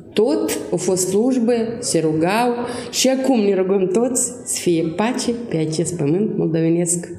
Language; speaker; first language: Romanian; non-native, local second language; Russian